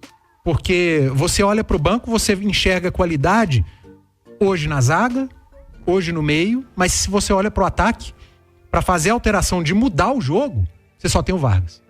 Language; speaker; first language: Portuguese; native; Portuguese